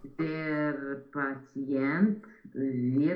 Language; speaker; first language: German; non-native, learner; Romanian